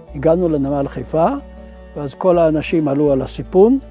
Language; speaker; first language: Hebrew; early bilingual, other home language; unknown